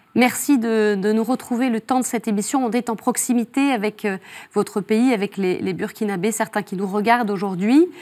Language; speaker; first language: French; native; French